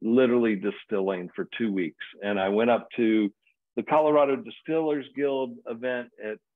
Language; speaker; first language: English; native; English